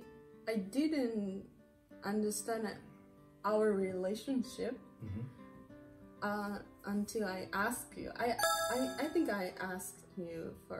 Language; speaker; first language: English; non-native, learner; Japanese